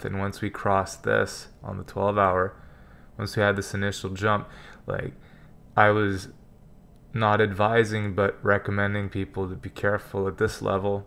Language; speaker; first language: English; native; English